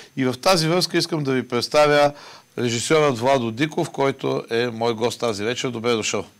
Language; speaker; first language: Bulgarian; native; Bulgarian